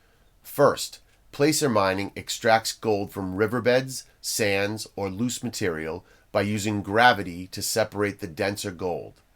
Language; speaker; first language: English; native; English